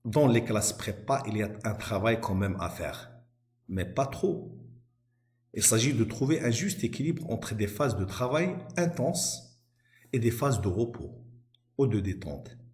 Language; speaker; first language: French; non-native, local second language; Arabic